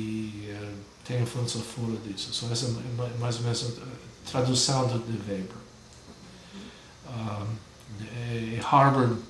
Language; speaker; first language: Portuguese; non-native, fluent; English